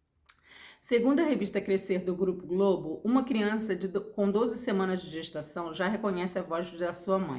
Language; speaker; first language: Portuguese; native; Portuguese